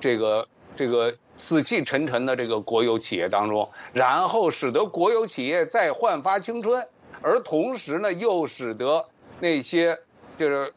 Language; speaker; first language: Chinese; native; Chinese